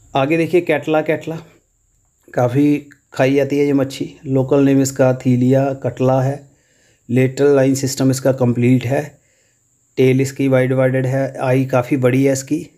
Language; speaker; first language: Urdu; non-native, local second language; Punjabi